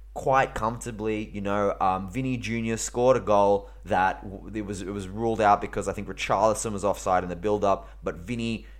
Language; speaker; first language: English; early bilingual, other home language; Greek